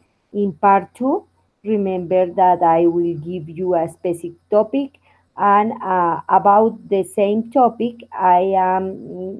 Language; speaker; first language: English; non-native, learner; Spanish